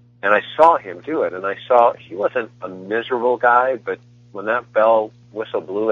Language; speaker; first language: English; native; English